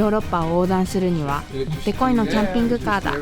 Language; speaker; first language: Japanese; native; Japanese